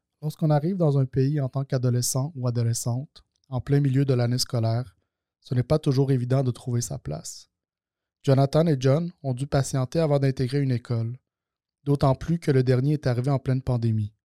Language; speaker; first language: French; native; French